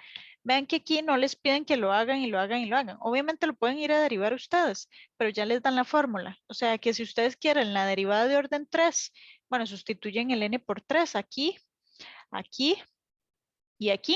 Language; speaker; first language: Spanish; native; Spanish